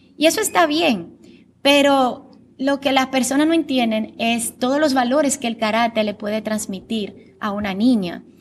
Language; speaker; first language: Spanish; early bilingual, other home language; Bulgarian